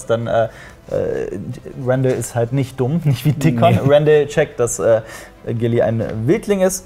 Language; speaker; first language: German; native; German